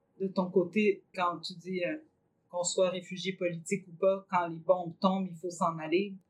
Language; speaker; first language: French; native; French